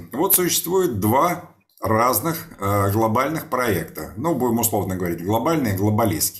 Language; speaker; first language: Russian; native; Russian